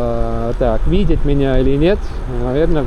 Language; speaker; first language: Russian; non-native, local second language; Estonian